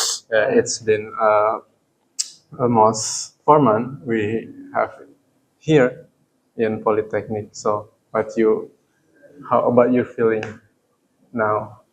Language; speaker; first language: English; non-native, learner; Indonesian